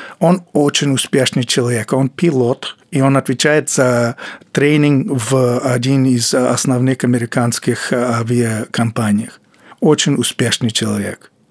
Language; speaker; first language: Russian; non-native, fluent; English